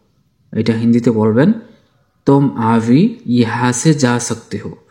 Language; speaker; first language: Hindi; non-native, fluent; Bangla